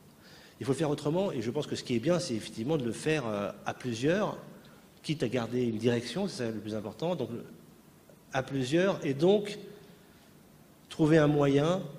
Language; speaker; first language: French; native; French